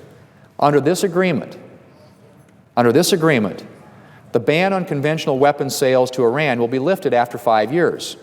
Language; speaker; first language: English; native; English